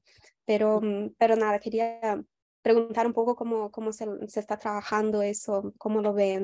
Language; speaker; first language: Spanish; non-native, fluent; Portuguese